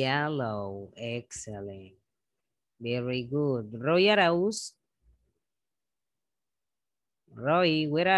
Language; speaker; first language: English; non-native, fluent; Spanish